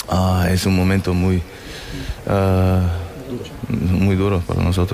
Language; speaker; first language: Spanish; non-native, fluent; German